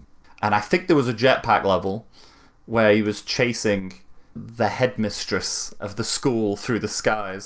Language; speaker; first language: English; native; English